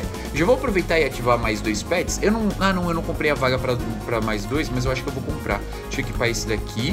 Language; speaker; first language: Portuguese; native; Portuguese